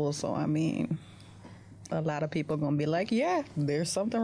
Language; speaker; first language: English; non-native, fluent; Spanish